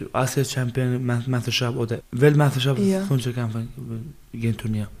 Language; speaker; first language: German; non-native, learner; Baluchi